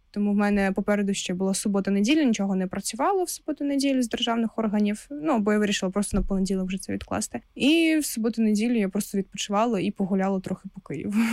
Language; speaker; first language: Ukrainian; non-native, local second language; Russian